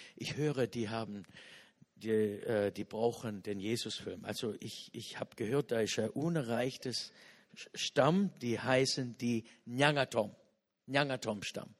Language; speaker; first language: German; non-native, fluent; English